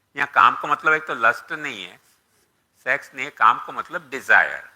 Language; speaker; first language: Hindi; non-native, local second language; Gujarati